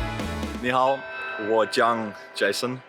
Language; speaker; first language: Chinese; non-native, learner; English